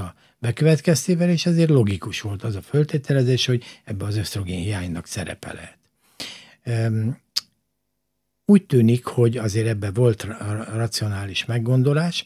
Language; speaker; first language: Hungarian; native; Hungarian